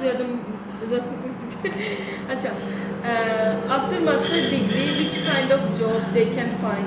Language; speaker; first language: Hindi; non-native, learner; Turkish